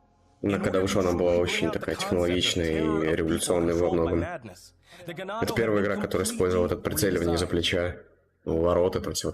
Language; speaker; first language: Russian; native; Russian